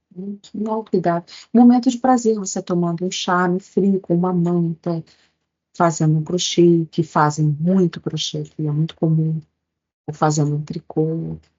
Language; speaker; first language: Portuguese; native; Portuguese